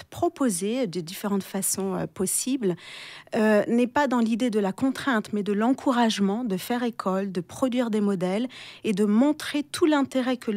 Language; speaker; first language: French; native; French